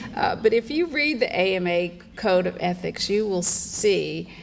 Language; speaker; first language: English; native; English